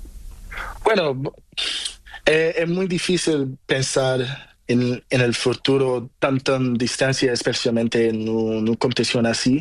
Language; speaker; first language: Spanish; non-native, local second language; Portuguese